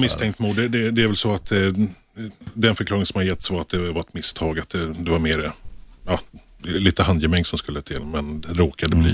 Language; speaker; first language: Swedish; native; Swedish